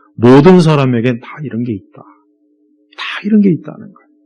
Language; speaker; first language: Korean; native; Korean